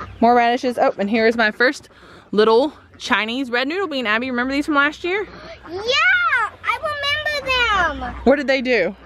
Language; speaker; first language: English; native; English